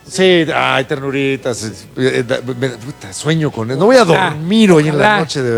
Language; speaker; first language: Spanish; native; Spanish